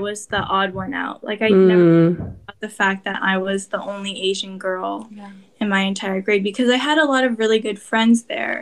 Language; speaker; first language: English; native; English